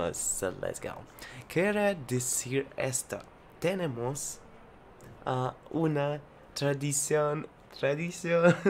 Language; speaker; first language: Spanish; non-native, learner; Russian